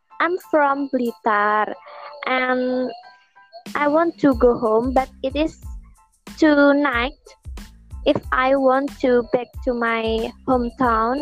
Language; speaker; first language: English; non-native, learner; Indonesian